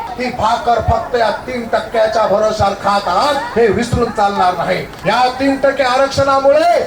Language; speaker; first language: Marathi; non-native, local second language; Lambadi